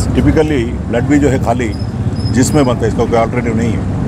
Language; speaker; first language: Hindi; non-native, local second language; Telugu